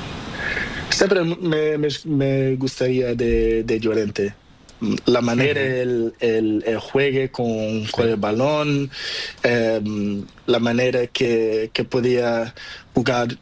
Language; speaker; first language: Spanish; non-native, learner; Portuguese